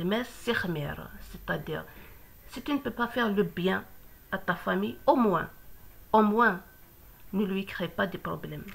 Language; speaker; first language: French; non-native, local second language; Kabyle